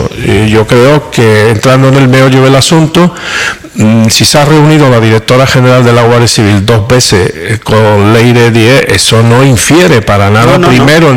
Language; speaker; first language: Spanish; native; Spanish